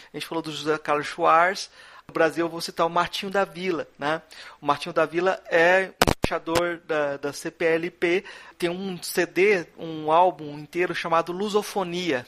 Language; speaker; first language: Portuguese; native; Portuguese